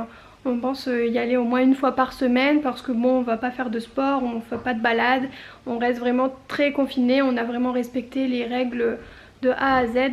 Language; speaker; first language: French; native; French